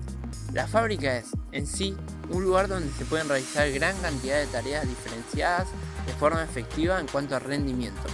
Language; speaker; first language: Spanish; native; Spanish